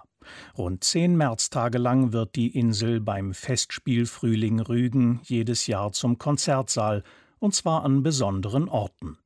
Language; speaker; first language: German; native; German